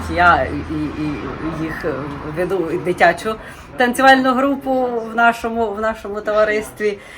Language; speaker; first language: Ukrainian; native; Ukrainian